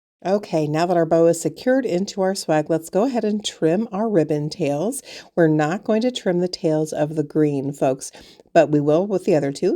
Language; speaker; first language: English; native; English